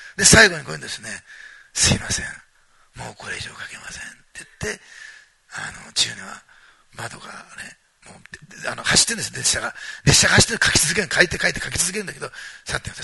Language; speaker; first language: Japanese; native; Japanese